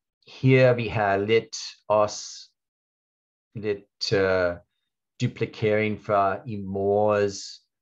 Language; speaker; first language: Danish; non-native, fluent; English